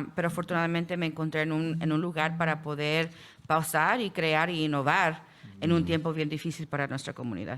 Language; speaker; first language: Spanish; early bilingual, heritage; Spanish